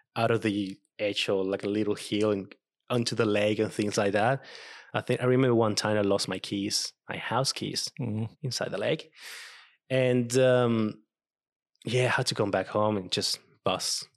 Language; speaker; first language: English; non-native, fluent; Spanish